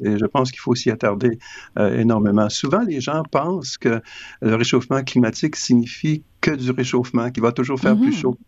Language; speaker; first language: French; native; French